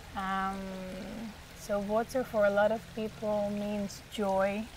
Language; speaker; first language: English; non-native, fluent; Dutch